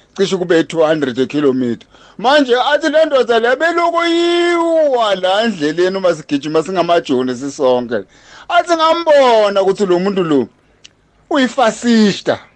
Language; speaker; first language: Zulu; non-native, local second language; Swati